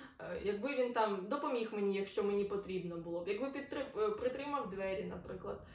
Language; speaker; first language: Ukrainian; non-native, local second language; Russian